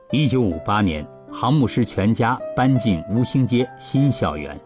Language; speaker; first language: Chinese; native; Chinese